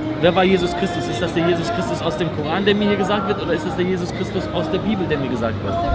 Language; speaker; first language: German; non-native, fluent; Persian